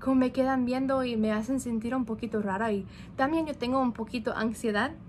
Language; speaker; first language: Spanish; non-native, fluent; English